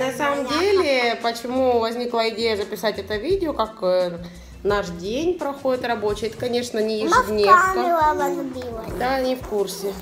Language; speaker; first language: Russian; native; Russian